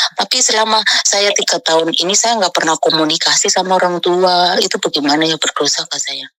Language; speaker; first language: Indonesian; non-native, local second language; Javanese